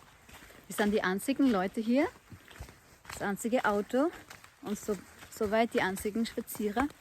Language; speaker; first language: German; native; German